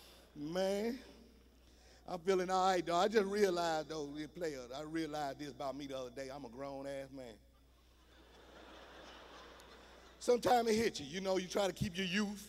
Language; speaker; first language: English; native; English